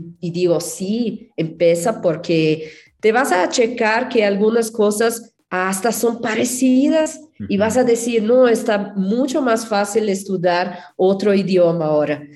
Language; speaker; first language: Spanish; non-native, fluent; Portuguese